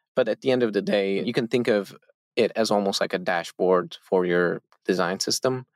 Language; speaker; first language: English; non-native, fluent; Turkish